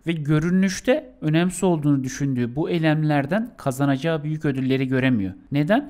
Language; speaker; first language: Turkish; native; Turkish